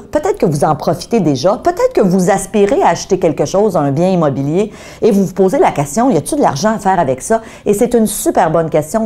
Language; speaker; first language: French; native; French